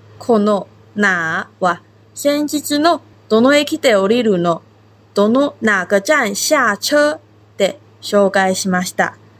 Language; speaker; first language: Japanese; non-native, fluent; Chinese